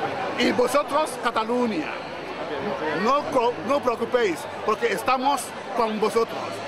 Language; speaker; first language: Spanish; non-native, learner; Igbo